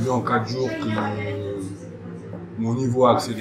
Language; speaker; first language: French; native; French